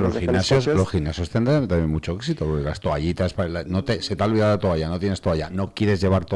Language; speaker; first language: Spanish; native; Spanish